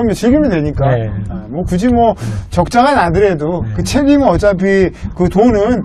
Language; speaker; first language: Korean; native; Korean